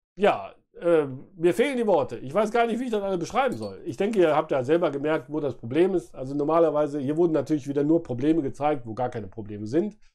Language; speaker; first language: German; native; German